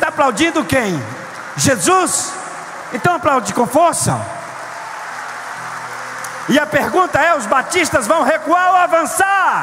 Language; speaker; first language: Portuguese; native; Portuguese